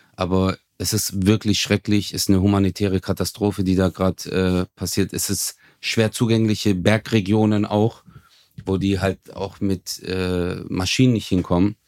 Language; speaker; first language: German; early bilingual, other home language; Turkish